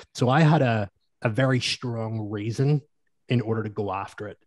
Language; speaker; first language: English; native; English